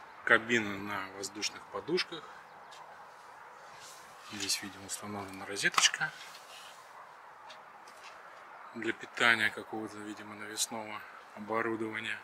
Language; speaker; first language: Russian; native; Russian